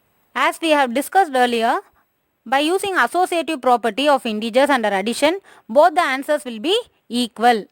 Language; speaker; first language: English; non-native, local second language; Tamil